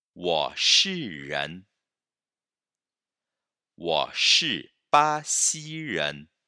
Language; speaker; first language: Chinese; non-native, fluent; Portuguese